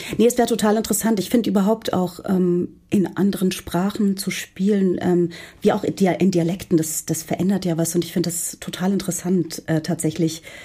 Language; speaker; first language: German; early bilingual, heritage; Portuguese